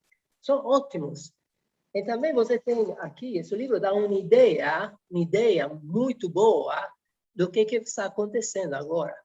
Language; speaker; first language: Portuguese; non-native, fluent; Italian